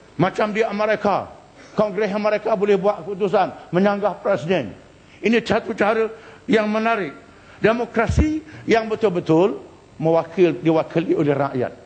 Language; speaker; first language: Malay; native; Malay